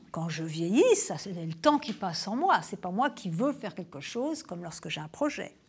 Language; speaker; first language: French; native; French